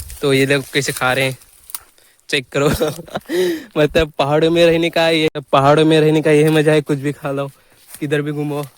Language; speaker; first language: Hindi; non-native, local second language; Marathi